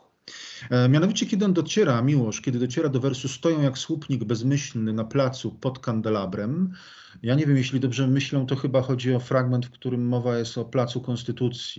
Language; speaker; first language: Polish; native; Polish